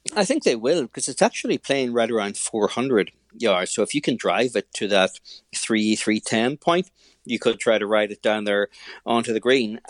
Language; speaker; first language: English; native; English